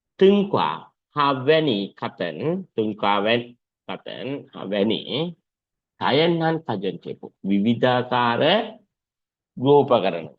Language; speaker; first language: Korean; non-native, fluent; Sinhala